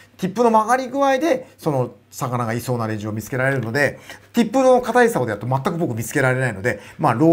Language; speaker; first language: Japanese; native; Japanese